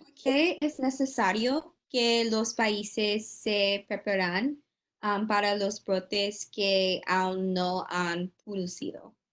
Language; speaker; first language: Spanish; non-native, learner; English